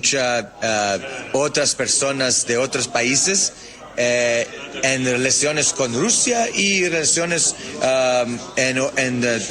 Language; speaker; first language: Spanish; non-native, learner; English